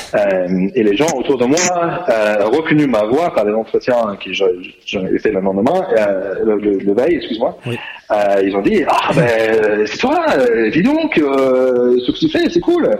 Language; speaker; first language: French; non-native, fluent; English